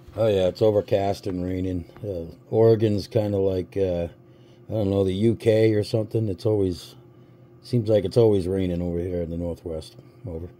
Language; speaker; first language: English; native; English